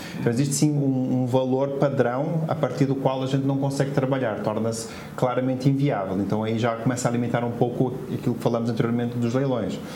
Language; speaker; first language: Portuguese; native; Portuguese